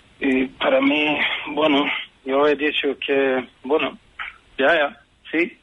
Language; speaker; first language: Spanish; non-native, fluent; Swedish